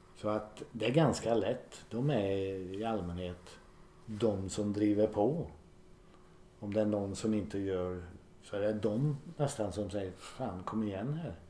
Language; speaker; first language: Swedish; native; Swedish